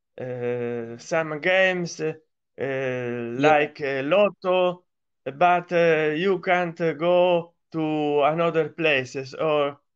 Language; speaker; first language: English; non-native, learner; Italian